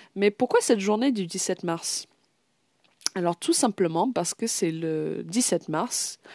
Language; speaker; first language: French; non-native, fluent; English